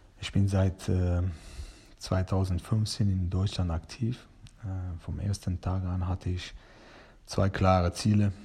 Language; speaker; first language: German; non-native, fluent; Persian